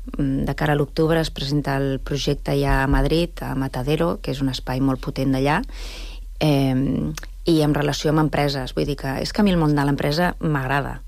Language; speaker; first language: Catalan; non-native, local second language; Spanish